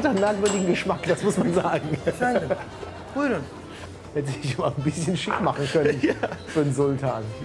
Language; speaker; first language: German; native; German